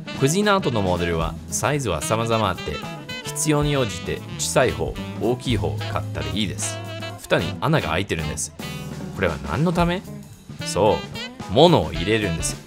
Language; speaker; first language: Japanese; non-native, fluent; English